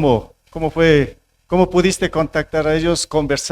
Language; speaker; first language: Spanish; native; Spanish